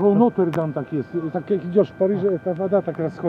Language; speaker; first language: Russian; non-native, learner; Polish